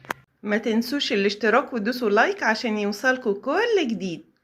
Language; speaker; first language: Arabic; native; Arabic